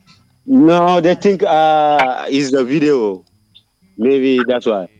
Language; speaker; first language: English; non-native, learner; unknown